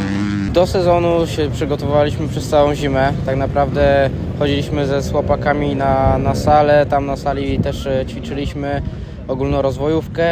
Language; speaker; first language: Polish; native; Polish